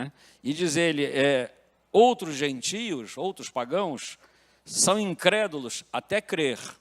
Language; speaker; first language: Portuguese; native; Portuguese